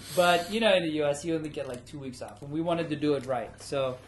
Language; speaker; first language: English; early bilingual, other home language; German